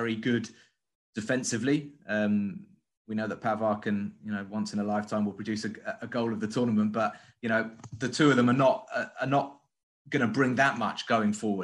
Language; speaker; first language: English; native; English